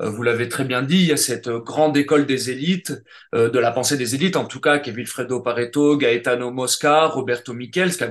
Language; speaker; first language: French; native; French